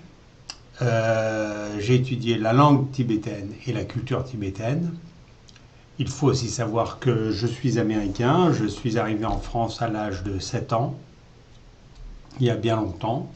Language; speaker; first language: French; native; French